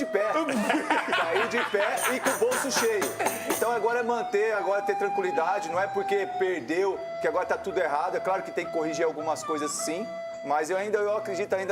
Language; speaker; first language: Portuguese; native; Portuguese